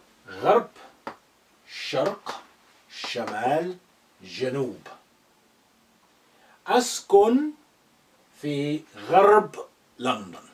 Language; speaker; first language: Arabic; non-native, fluent; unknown